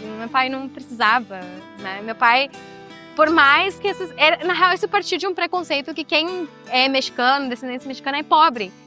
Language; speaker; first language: Portuguese; non-native, fluent; Spanish